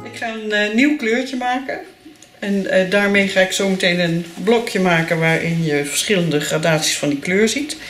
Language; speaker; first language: Dutch; native; Dutch